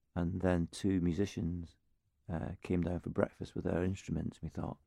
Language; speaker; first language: English; native; English